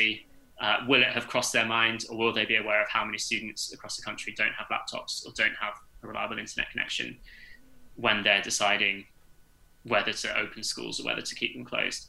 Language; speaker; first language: English; native; English